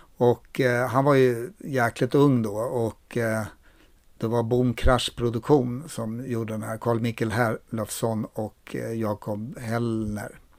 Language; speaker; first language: Swedish; native; Swedish